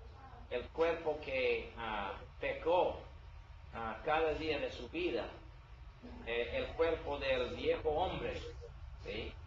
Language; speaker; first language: Spanish; non-native, learner; English